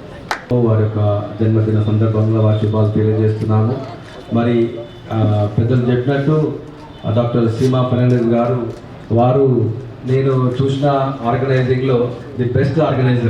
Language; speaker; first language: Telugu; native; Telugu